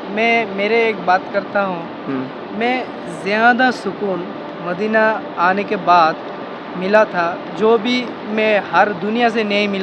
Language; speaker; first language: Hindi; non-native, learner; Bangla